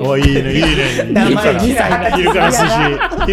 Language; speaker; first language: Japanese; native; Japanese